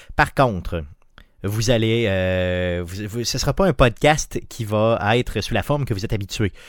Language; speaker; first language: French; native; French